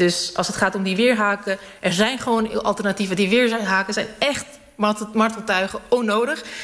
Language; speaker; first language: Dutch; early bilingual, other home language; Serbian